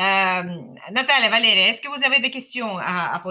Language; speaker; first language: French; non-native, fluent; Ukrainian